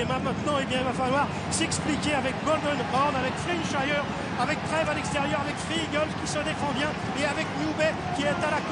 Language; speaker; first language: French; native; French